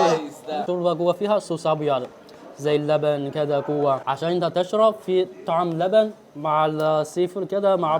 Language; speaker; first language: Arabic; non-native, fluent; Chinese